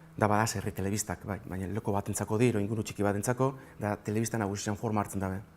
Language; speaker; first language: Basque; native; Basque